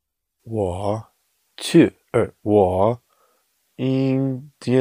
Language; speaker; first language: Chinese; non-native, learner; English